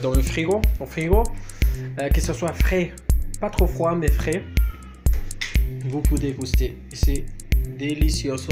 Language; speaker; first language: French; non-native, fluent; Spanish